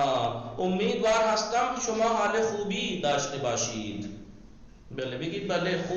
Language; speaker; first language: Persian; non-native, fluent; Urdu